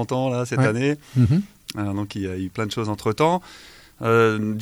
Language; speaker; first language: French; native; French